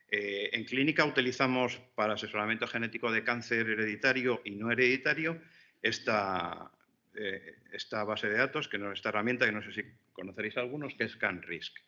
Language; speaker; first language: Spanish; native; Spanish